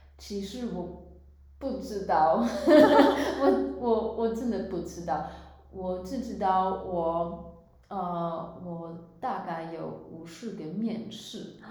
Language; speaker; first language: Chinese; non-native, fluent; Swiss German